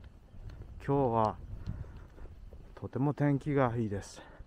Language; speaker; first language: Japanese; non-native, learner; Indonesian